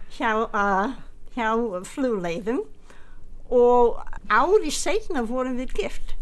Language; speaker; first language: Icelandic; non-native, fluent; English